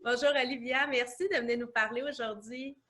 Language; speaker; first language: French; native; French